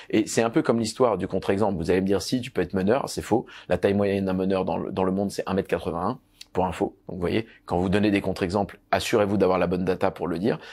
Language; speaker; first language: French; native; French